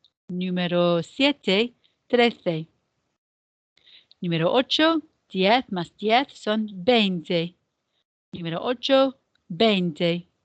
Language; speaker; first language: Spanish; non-native, fluent; English